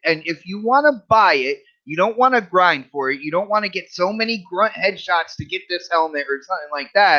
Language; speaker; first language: English; native; English